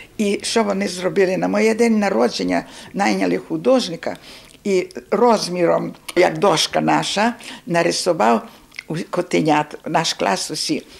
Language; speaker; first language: Ukrainian; native; Ukrainian